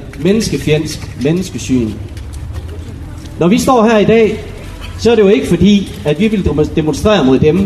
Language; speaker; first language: Danish; native; Danish